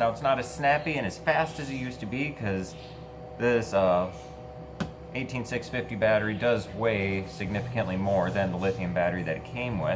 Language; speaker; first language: English; native; English